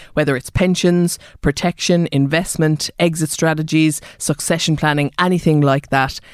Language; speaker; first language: English; native; English